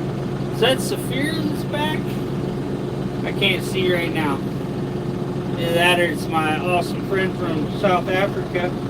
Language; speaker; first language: English; native; English